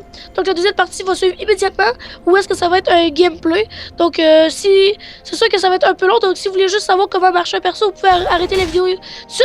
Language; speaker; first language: French; native; French